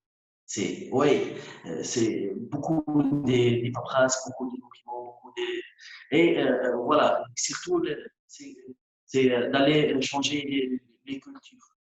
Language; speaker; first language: French; non-native, local second language; Arabic